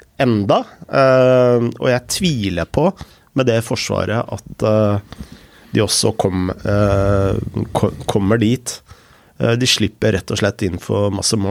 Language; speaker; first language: Norwegian; native; Norwegian